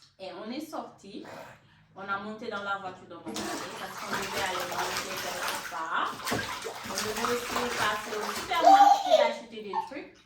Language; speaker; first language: French; non-native, local second language; Wolof